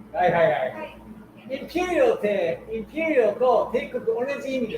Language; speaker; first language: Japanese; non-native, learner; English